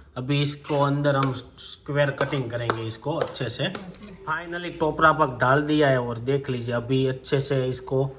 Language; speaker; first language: Hindi; non-native, local second language; Gujarati